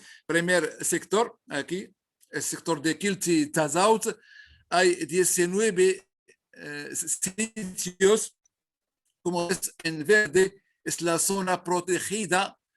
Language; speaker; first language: Spanish; non-native, learner; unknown